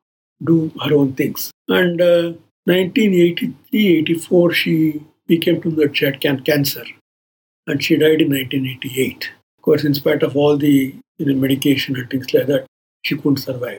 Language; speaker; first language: English; non-native, local second language; Kannada